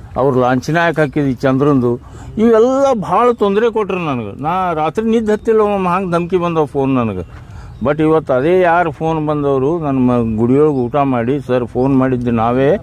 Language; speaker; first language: Kannada; native; Kannada